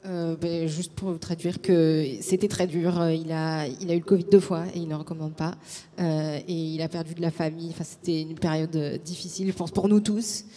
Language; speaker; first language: French; native; French